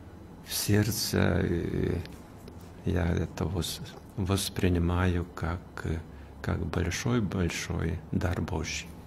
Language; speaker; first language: Russian; non-native, fluent; Lithuanian